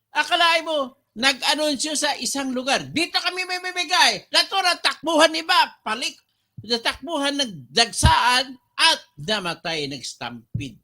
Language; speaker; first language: Filipino; non-native, local second language; Cebuano